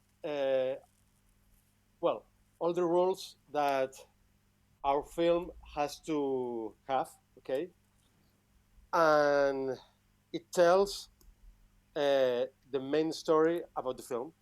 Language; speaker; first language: English; non-native, fluent; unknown